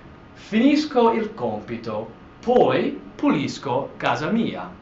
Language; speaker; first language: Italian; non-native, fluent; English